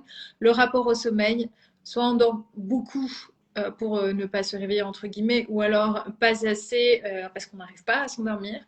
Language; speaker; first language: French; native; French